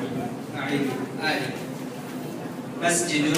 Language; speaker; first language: Arabic; non-native, fluent; Morisyen